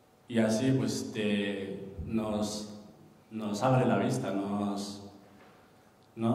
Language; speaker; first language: Spanish; non-native, fluent; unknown